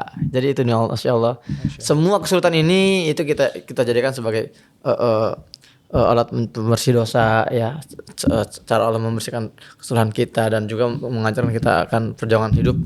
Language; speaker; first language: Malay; non-native, fluent; Arabic